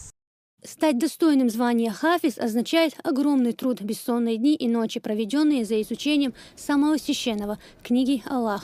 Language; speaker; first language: Russian; native; Russian